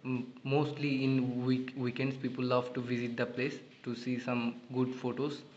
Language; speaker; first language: English; non-native, learner; Bangla